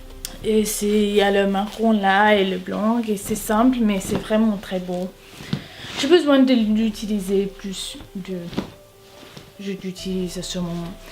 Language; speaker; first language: French; non-native, learner; English